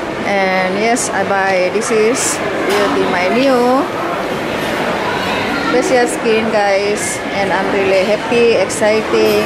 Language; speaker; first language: English; non-native, learner; Indonesian